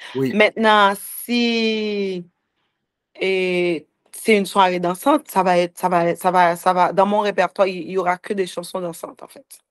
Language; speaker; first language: French; native; French